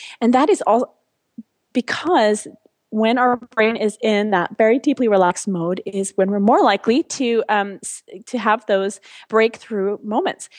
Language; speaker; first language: English; non-native, fluent; French